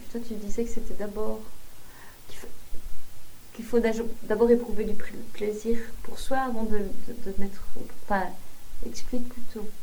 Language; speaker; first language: French; native; French